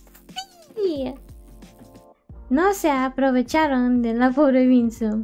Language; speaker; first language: Spanish; non-native, learner; English